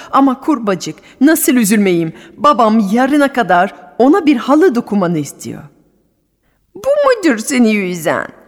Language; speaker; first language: Turkish; non-native, fluent; French